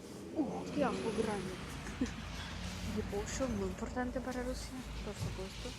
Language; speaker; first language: Spanish; non-native, learner; Russian